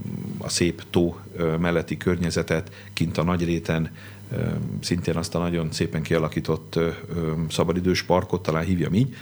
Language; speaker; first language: Hungarian; native; Hungarian